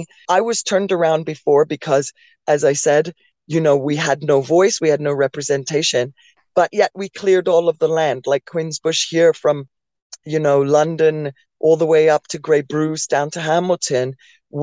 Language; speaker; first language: English; native; English